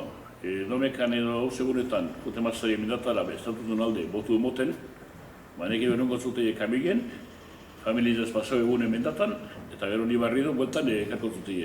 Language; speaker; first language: Basque; native; Basque